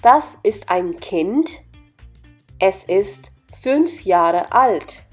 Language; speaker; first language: German; non-native, fluent; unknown